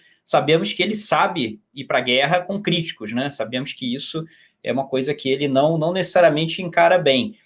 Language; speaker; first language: Portuguese; native; Portuguese